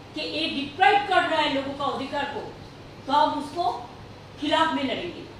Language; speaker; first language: Hindi; non-native, local second language; Bangla